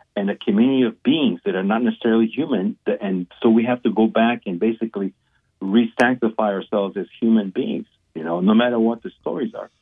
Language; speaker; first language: English; non-native, fluent; Spanish